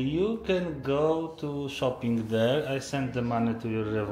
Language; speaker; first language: English; non-native, learner; Polish